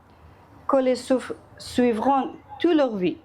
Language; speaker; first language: French; non-native, fluent; Persian